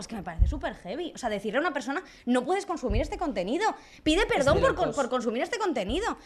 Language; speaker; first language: Spanish; native; Spanish